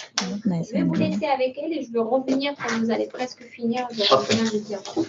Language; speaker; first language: French; native; French